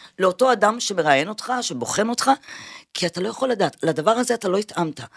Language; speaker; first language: Hebrew; early bilingual, other home language; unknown